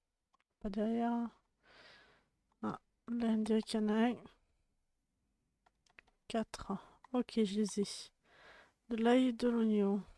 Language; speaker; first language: French; native; French